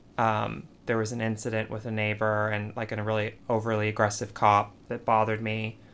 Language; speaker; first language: English; native; English